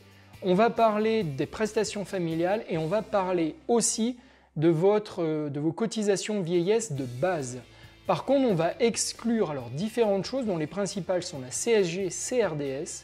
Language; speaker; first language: French; native; French